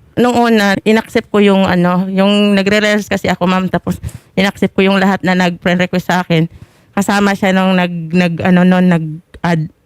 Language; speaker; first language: Filipino; non-native, local second language; Cebuano